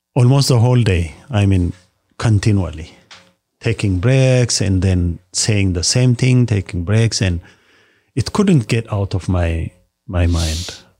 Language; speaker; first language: English; non-native, fluent; Amharic